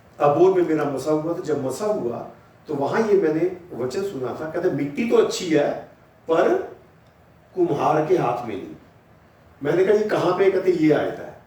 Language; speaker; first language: Hindi; non-native, local second language; Punjabi